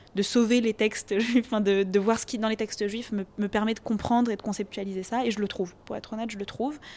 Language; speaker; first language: French; native; French